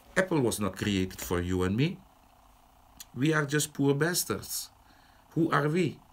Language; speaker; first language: English; non-native, fluent; Dutch